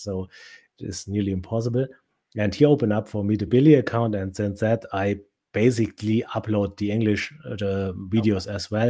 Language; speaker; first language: English; non-native, fluent; German